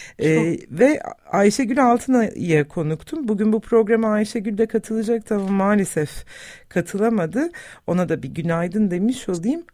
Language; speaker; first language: Turkish; native; Turkish